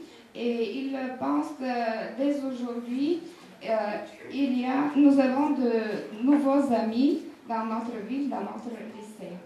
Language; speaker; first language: French; non-native, fluent; Bulgarian